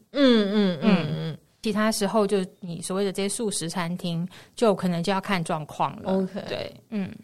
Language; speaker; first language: Chinese; native; Chinese